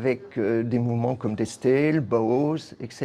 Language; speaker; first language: French; native; French